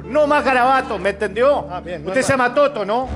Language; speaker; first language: Spanish; native; Spanish